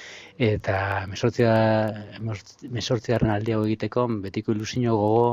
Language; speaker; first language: Basque; native; Basque